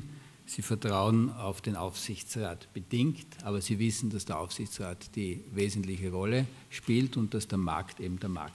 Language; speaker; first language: German; native; German